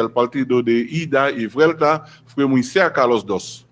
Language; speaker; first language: Spanish; non-native, learner; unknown